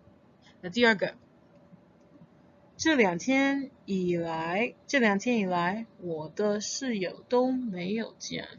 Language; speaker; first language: Chinese; non-native, fluent; English